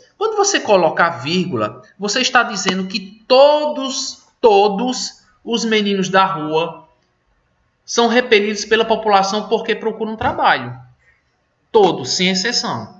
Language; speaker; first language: Portuguese; native; Portuguese